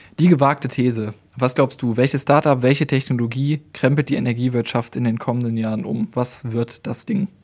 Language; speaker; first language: German; native; German